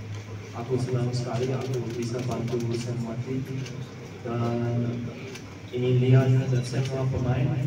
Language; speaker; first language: Indonesian; non-native, learner; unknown